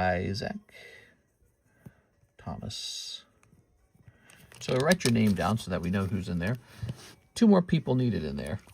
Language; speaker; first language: English; native; English